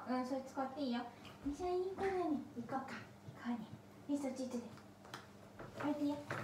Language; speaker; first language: Japanese; native; Japanese